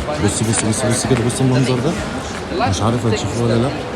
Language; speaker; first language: Arabic; native; Arabic